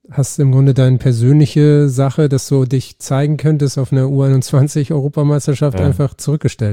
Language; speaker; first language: German; native; German